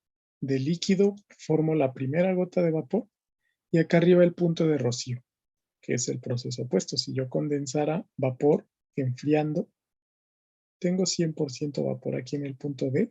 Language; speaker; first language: Spanish; native; Spanish